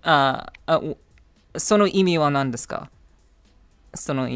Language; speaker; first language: Japanese; non-native, learner; English